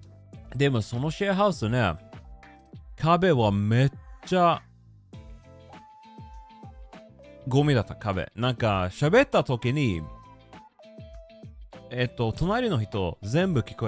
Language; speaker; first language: Japanese; non-native, learner; Swedish